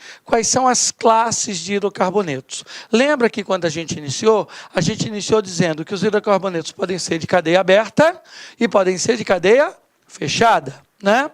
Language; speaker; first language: Portuguese; native; Portuguese